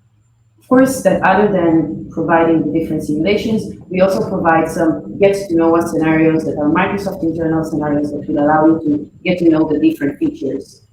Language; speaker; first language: English; non-native, fluent; Hebrew